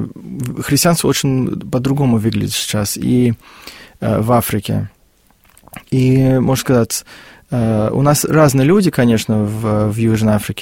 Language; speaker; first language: Russian; non-native, fluent; Afrikaans